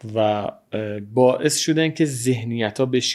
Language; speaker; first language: Persian; native; Persian